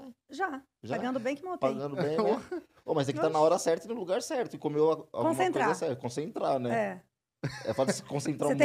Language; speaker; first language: Portuguese; native; Portuguese